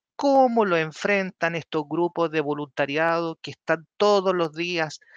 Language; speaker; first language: Spanish; native; Spanish